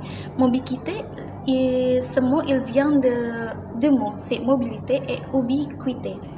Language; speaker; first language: French; non-native, learner; Indonesian